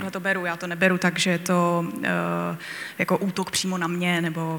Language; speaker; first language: Czech; native; Czech